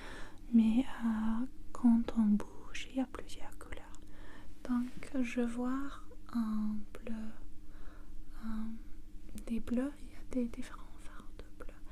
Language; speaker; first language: French; non-native, learner; English